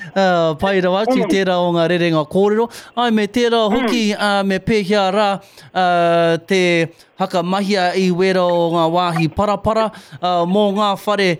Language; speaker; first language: Māori; native; Māori